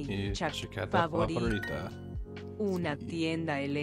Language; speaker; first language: Spanish; non-native, learner; English